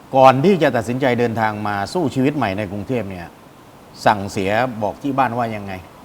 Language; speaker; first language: Thai; native; Thai